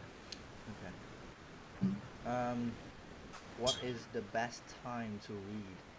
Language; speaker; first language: English; non-native, fluent; Vietnamese